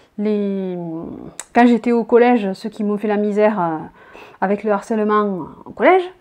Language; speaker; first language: French; native; French